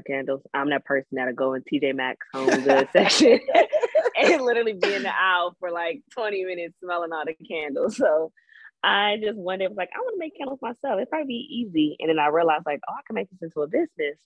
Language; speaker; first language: English; native; English